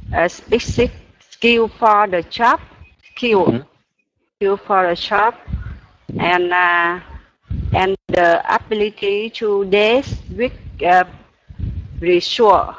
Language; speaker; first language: English; non-native, learner; Vietnamese